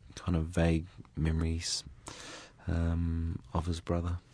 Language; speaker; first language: English; native; English